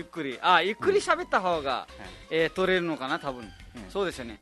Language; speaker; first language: Japanese; non-native, fluent; Nepali